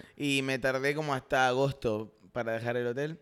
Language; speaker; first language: Spanish; native; Spanish